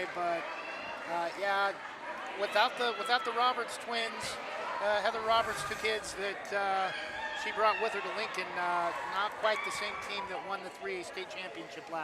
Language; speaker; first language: English; native; English